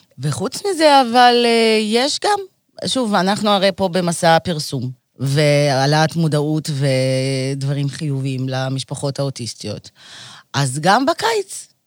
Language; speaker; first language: Hebrew; early bilingual, other home language; Russian